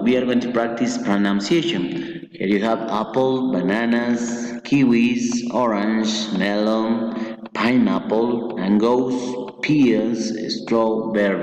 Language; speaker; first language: English; non-native, fluent; Spanish